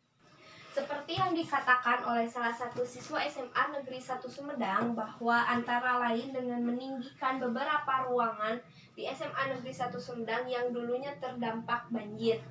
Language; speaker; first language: Indonesian; native; Indonesian